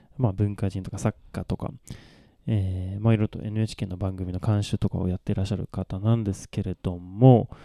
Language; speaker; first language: Japanese; non-native, fluent; Swedish